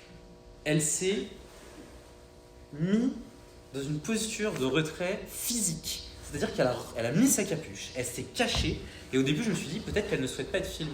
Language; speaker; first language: French; native; French